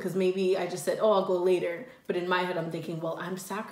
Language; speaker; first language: English; native; English